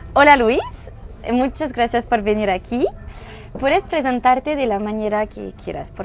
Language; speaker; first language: Spanish; non-native, learner; French